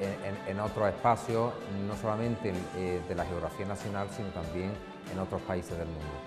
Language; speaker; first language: Spanish; native; Spanish